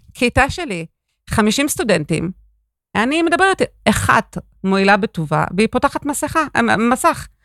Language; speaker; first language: Hebrew; non-native, fluent; English